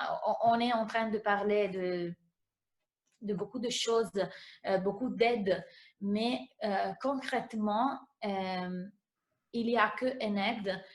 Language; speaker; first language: French; non-native, fluent; Italian